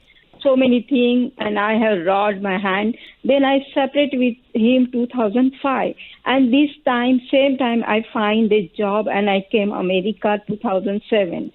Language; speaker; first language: English; non-native, learner; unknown